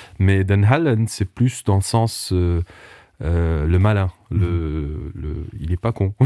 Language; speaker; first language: French; non-native, local second language; Portuguese